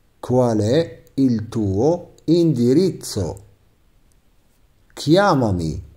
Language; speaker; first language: Italian; non-native, fluent; Arabic